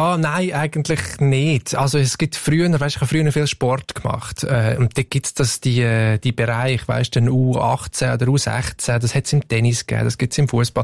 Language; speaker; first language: German; native; German